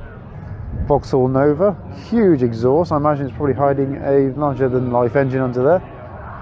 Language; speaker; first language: English; native; English